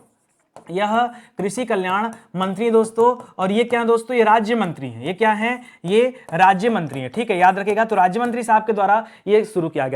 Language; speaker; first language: Hindi; native; Hindi